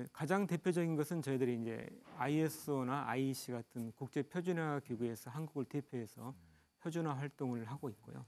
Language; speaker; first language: Korean; native; Korean